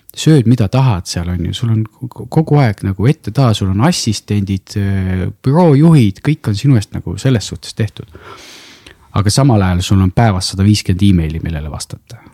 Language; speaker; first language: Estonian; non-native, local second language; Russian